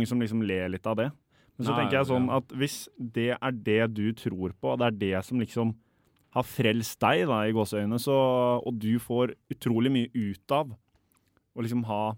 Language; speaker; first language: Norwegian; native; Norwegian